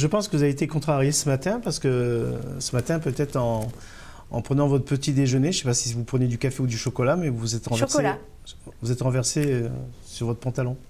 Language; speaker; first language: French; native; French